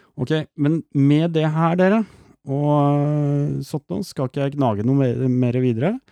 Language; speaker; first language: Norwegian; native; Norwegian